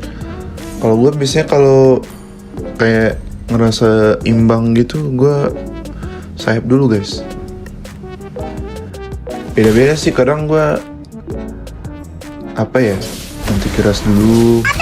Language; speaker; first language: Indonesian; native; Indonesian